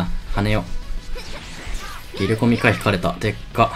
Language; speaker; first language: Japanese; native; Japanese